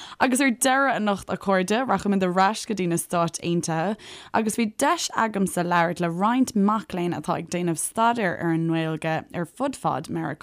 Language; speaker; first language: Irish; native; Irish